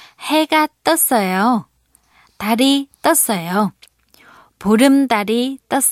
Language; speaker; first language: Korean; non-native, fluent; Vietnamese